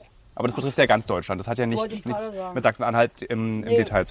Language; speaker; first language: German; native; German